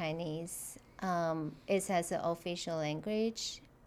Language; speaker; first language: English; non-native, fluent; Chinese